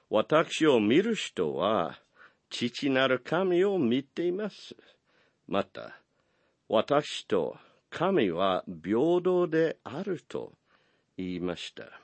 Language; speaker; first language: Japanese; non-native, fluent; English